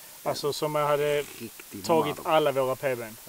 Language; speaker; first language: Swedish; native; Swedish